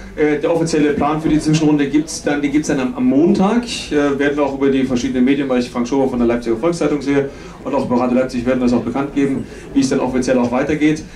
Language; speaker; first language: German; native; German